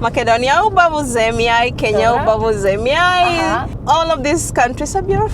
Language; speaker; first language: Macedonian; non-native, learner; English